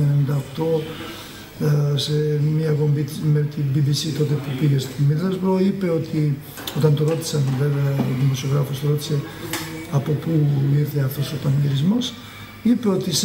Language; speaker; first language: Greek; non-native, fluent; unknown